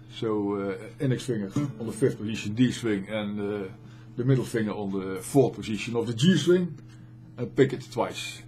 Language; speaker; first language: English; non-native, fluent; Dutch